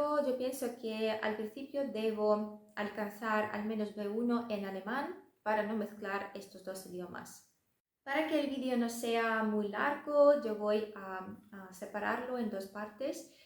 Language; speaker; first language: Spanish; non-native, fluent; Russian